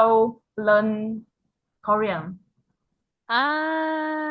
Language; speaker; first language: English; non-native, learner; Vietnamese